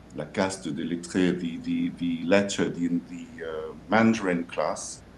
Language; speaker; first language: English; early bilingual, other home language; French